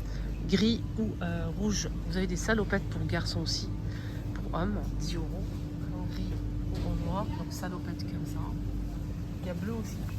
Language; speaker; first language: French; native; French